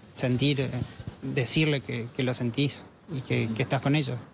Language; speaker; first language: Spanish; native; Spanish